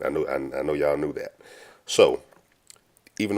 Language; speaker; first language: English; native; English